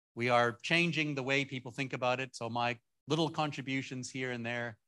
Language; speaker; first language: English; native; English